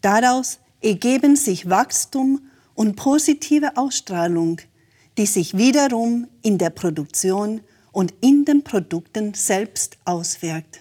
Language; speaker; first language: German; native; German